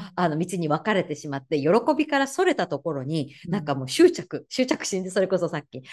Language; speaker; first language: Japanese; native; Japanese